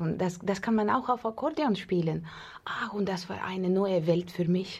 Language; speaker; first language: German; non-native, fluent; Russian